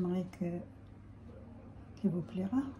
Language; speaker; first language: French; non-native, fluent; Arabic